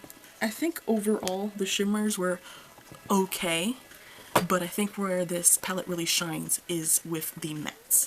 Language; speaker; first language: English; native; English